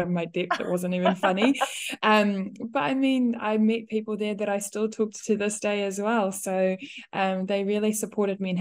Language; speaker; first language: English; non-native, local second language; Afrikaans